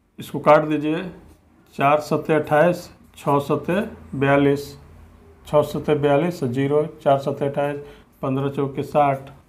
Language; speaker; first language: Hindi; native; Hindi